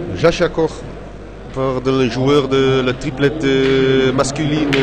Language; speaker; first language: French; non-native, learner; Dutch